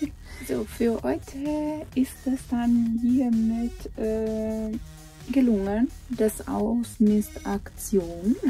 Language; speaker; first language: German; non-native, fluent; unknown